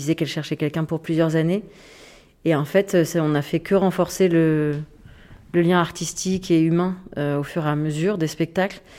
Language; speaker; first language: French; native; French